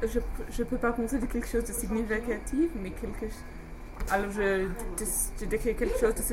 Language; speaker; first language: French; non-native, fluent; English